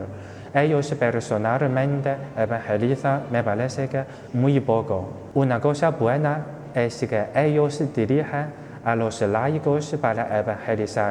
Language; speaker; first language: Spanish; non-native, fluent; Chinese